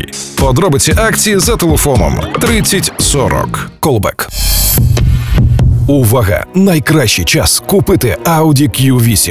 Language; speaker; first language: Ukrainian; native; Ukrainian